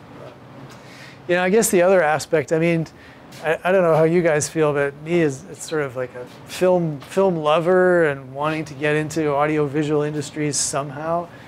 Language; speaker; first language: English; native; English